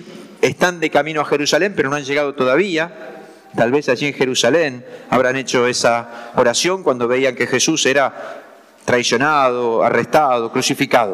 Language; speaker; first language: Spanish; native; Spanish